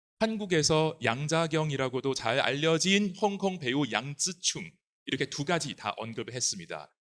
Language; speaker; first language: Korean; non-native, fluent; Chinese